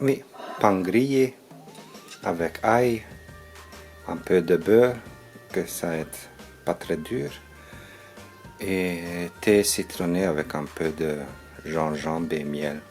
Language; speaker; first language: French; non-native, learner; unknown